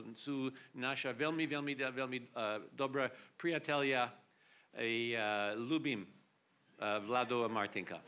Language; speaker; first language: Slovak; non-native, learner; English